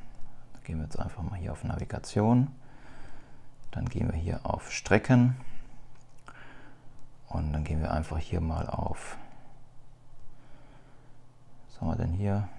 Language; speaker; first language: German; native; German